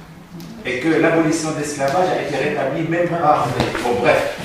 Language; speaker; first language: French; non-native, fluent; Arabic